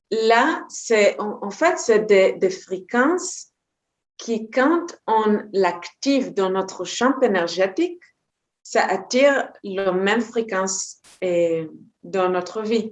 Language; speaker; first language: French; non-native, fluent; Hebrew